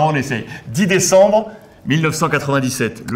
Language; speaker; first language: French; native; French